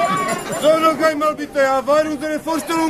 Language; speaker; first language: German; non-native, learner; Czech